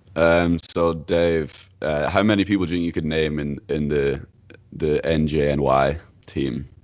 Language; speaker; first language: English; native; English